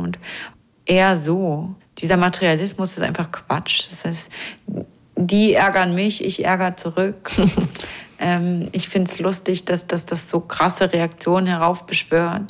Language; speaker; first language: German; native; German